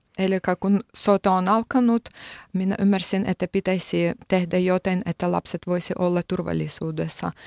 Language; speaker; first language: Finnish; non-native, learner; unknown